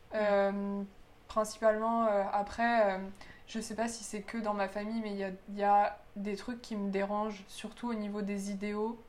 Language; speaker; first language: French; early bilingual, other home language; Polish